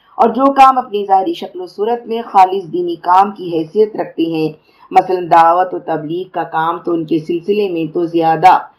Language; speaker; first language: Urdu; native; Urdu